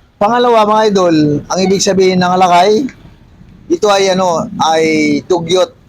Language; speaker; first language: Filipino; non-native, local second language; Iloko